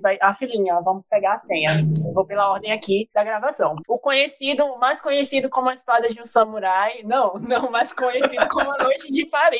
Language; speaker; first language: Portuguese; native; Portuguese